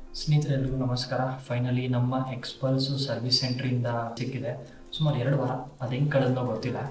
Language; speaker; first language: Kannada; native; Kannada